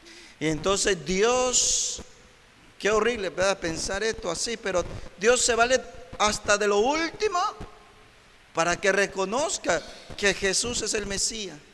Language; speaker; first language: Spanish; native; Spanish